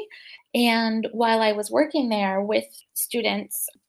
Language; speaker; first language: English; native; English